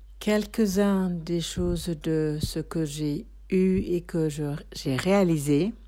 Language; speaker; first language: French; non-native, fluent; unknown